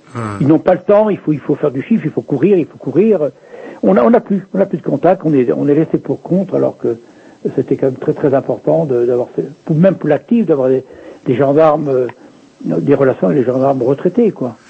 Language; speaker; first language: French; native; French